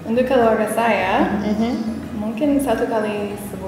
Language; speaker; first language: Indonesian; non-native, fluent; English